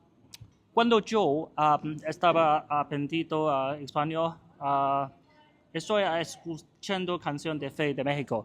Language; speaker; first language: Spanish; non-native, learner; Chinese